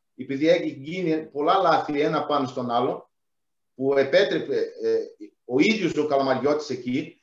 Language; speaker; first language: Greek; non-native, fluent; Portuguese